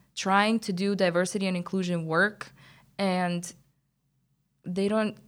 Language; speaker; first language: English; non-native, fluent; Bulgarian